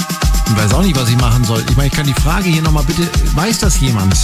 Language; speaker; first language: German; native; German